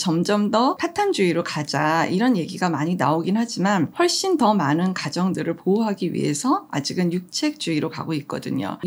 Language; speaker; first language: Korean; native; Korean